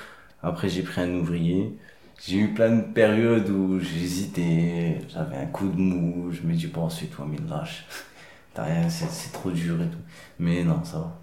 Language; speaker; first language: French; early bilingual, other home language; Arabic